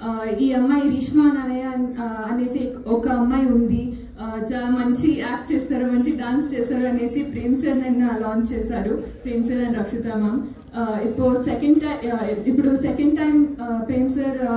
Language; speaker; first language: Telugu; non-native, learner; Kannada